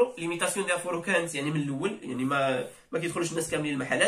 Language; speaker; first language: Arabic; native; Arabic